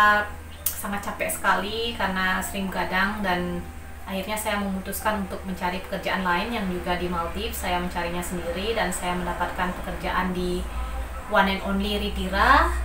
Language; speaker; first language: Indonesian; non-native, local second language; Balinese